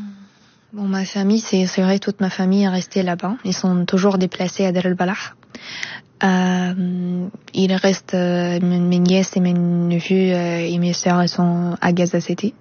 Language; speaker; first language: French; non-native, fluent; Arabic